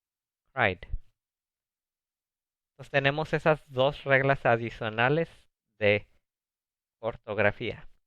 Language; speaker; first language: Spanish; early bilingual, other home language; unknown